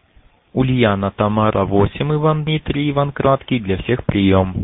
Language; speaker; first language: Russian; native; Russian